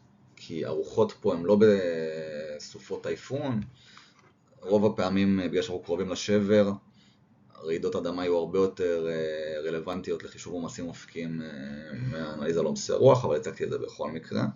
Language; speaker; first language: Hebrew; native; Hebrew